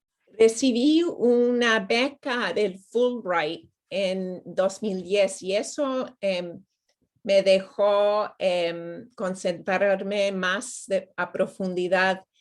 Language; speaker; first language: Spanish; non-native, fluent; English